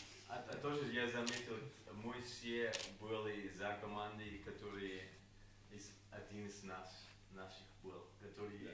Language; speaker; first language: Russian; non-native, learner; German